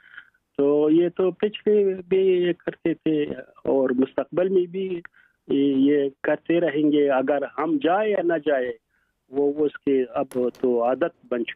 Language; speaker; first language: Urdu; non-native, fluent; Pashto